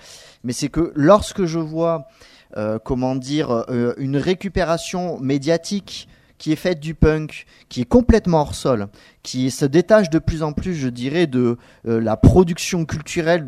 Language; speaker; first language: French; native; French